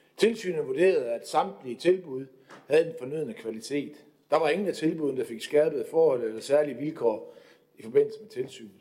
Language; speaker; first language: Danish; native; Danish